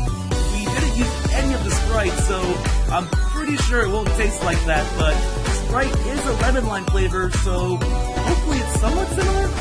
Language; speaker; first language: English; native; English